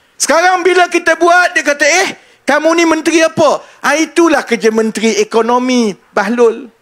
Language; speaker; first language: Malay; native; Malay